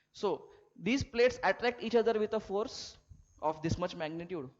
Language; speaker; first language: English; non-native, local second language; Marathi